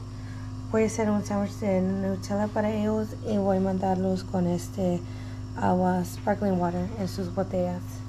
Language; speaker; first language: Spanish; early bilingual, heritage; English